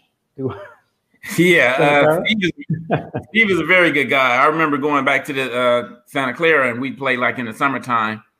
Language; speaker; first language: English; native; English